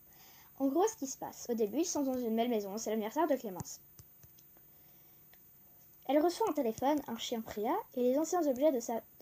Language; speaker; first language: French; native; French